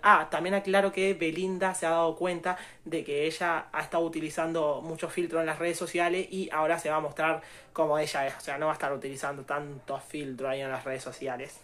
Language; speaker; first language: Spanish; native; Spanish